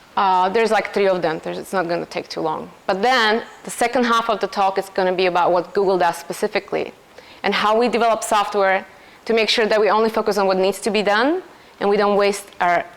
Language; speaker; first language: English; non-native, fluent; Slovak